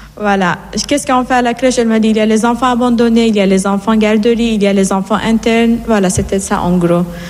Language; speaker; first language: French; non-native, fluent; Persian